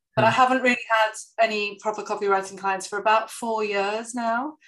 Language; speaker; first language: English; native; English